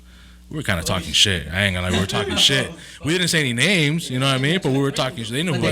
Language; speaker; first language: English; early bilingual, other home language; Spanish